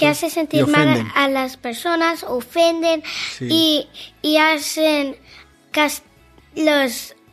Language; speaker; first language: Spanish; early bilingual, heritage; Spanish